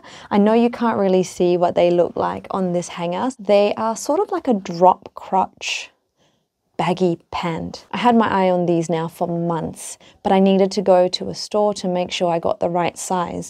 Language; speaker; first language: English; native; English